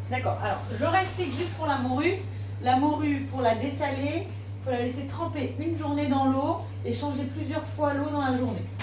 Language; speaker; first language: French; native; French